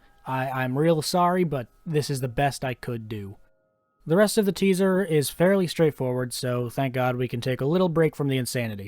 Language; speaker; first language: English; native; English